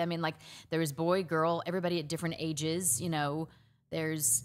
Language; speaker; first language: English; native; English